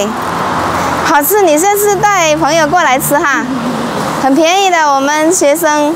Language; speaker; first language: Chinese; non-native, fluent; Indonesian